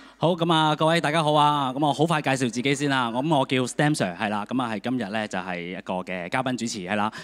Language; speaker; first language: Cantonese; native; Cantonese